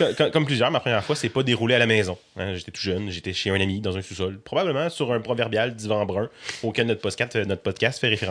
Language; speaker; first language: French; native; French